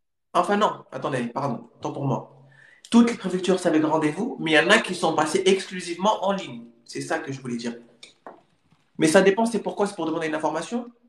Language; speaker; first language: French; native; French